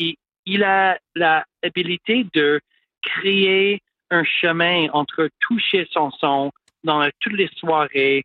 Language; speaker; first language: French; non-native, local second language; English